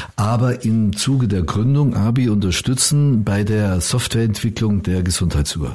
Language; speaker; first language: German; native; German